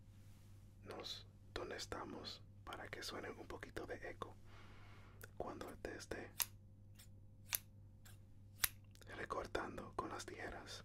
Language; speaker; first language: Spanish; early bilingual, heritage; Spanish